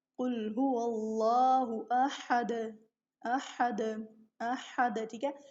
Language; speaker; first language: Urdu; native; Urdu